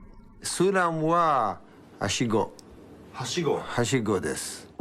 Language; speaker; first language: Japanese; non-native, learner; Hebrew